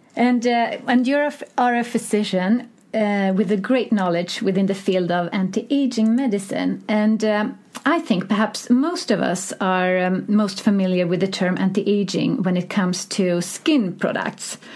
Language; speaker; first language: English; non-native, fluent; Swedish